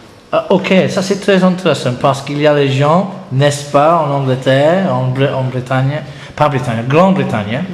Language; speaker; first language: French; non-native, learner; English